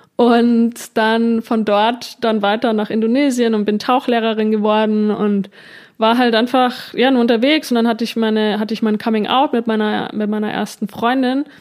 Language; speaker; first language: German; native; German